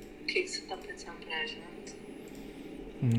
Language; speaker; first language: Portuguese; early bilingual, heritage; Portuguese